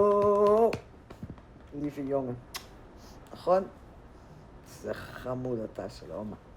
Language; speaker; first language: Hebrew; non-native, fluent; Dutch